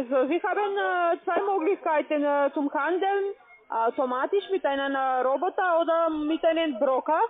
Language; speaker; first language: German; non-native, learner; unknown